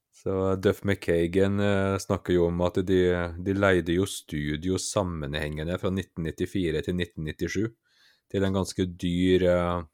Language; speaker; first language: Norwegian; native; Norwegian